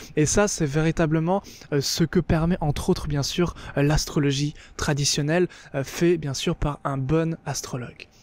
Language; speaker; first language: French; native; French